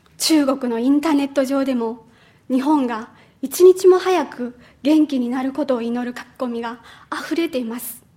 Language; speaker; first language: Japanese; non-native, fluent; Chinese